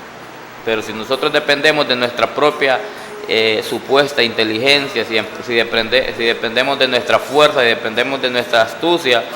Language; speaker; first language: Spanish; native; Spanish